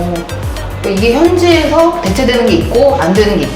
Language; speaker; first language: Korean; native; Korean